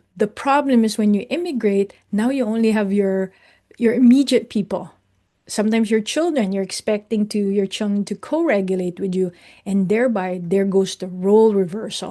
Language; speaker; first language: English; non-native, local second language; Filipino